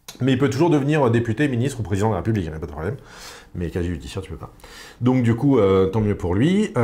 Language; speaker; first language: French; native; French